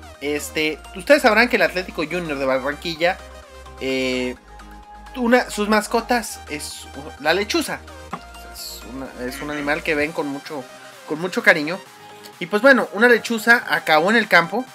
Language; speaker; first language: Spanish; native; Spanish